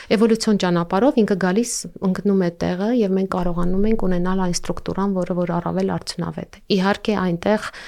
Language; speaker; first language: Armenian; native; Armenian